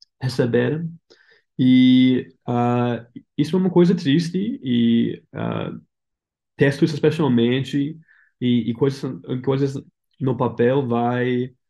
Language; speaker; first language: Portuguese; non-native, learner; English